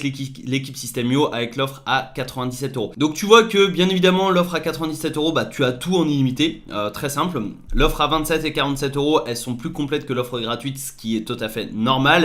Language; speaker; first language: French; native; French